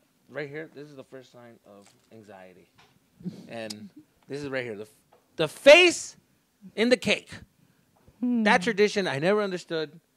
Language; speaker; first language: English; early bilingual, other home language; Spanish